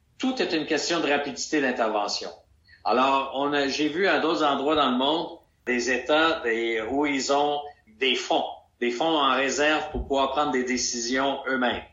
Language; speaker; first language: French; native; French